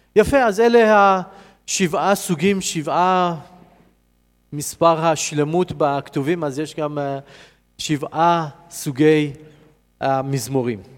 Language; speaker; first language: Hebrew; non-native, fluent; English